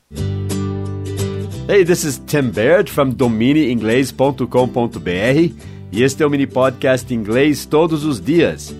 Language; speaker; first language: Portuguese; non-native, fluent; English